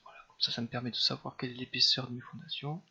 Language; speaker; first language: French; native; French